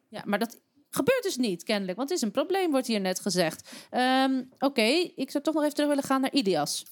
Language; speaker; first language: Dutch; native; Dutch